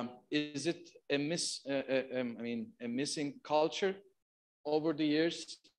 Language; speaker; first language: English; non-native, fluent; Turkish